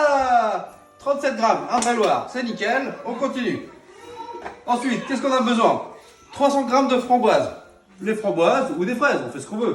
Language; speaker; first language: French; native; French